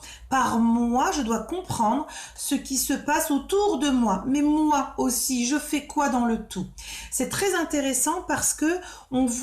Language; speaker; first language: French; native; French